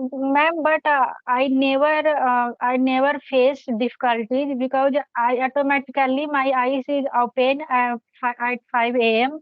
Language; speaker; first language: English; non-native, learner; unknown